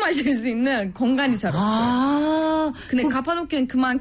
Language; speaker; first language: Korean; non-native, fluent; Turkish